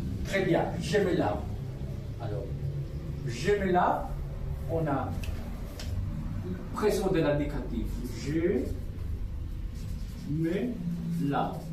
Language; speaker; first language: French; non-native, fluent; Spanish